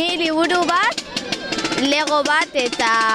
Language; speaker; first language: Basque; non-native, local second language; Spanish